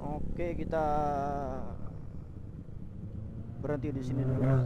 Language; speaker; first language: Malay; non-native, local second language; Javanese